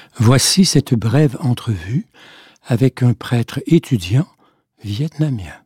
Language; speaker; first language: French; native; French